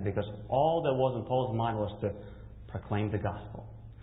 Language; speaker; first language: English; non-native, fluent; Russian